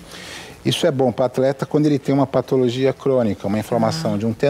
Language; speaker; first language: Portuguese; native; Portuguese